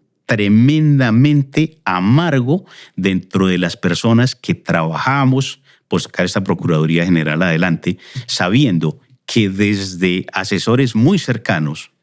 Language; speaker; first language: Spanish; native; Spanish